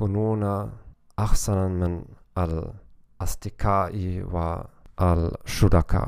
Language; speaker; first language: Arabic; non-native, learner; German